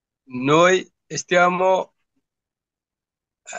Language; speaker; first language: Italian; non-native, learner; Bangla